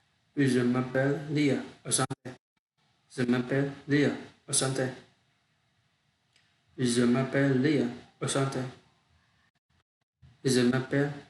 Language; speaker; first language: French; non-native, learner; Vietnamese